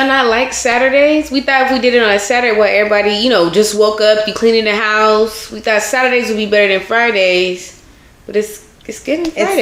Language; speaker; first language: English; native; English